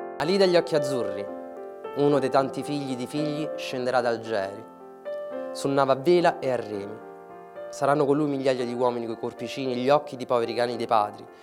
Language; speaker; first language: Italian; early bilingual, other home language; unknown